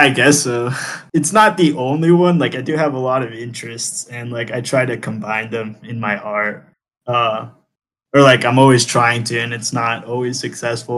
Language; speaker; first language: English; early bilingual, other home language; Spanish